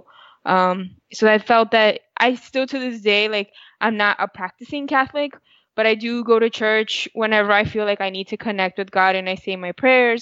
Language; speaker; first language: English; early bilingual, other home language; Spanish